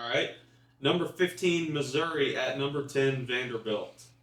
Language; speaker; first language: English; native; English